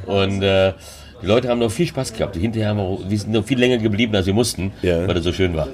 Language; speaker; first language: German; early bilingual, other home language; Hungarian